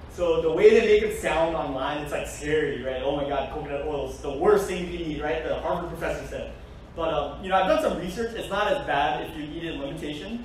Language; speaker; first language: English; native; English